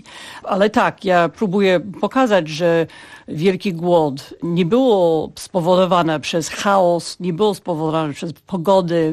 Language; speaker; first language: Polish; non-native, fluent; English